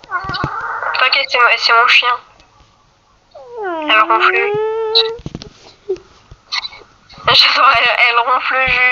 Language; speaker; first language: French; native; French